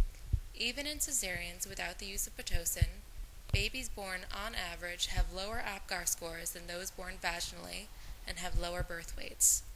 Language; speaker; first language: English; native; English